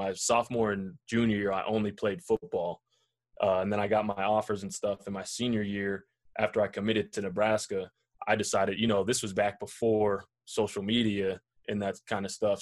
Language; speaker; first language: English; native; English